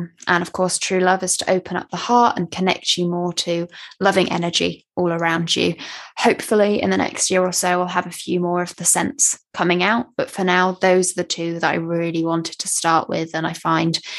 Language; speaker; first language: English; native; English